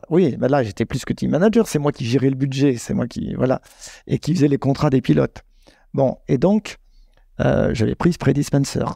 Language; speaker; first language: French; native; French